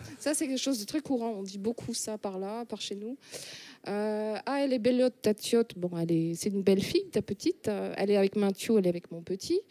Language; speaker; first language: French; native; French